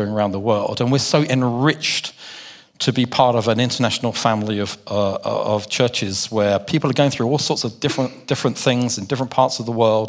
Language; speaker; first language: English; native; English